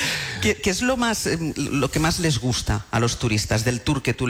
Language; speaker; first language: Spanish; native; Spanish